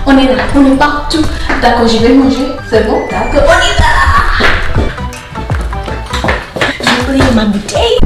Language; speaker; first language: French; non-native, learner; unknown